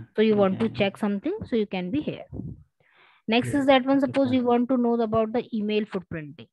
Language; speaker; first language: English; non-native, local second language; Hindi